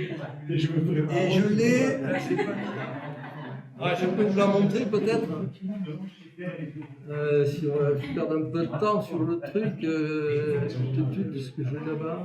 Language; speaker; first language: French; native; French